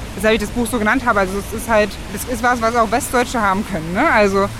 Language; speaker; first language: German; native; German